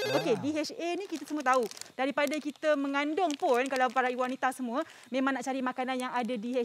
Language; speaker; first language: Malay; native; Malay